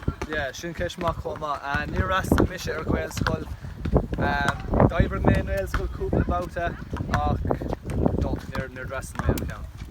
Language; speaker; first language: Irish; non-native, local second language; English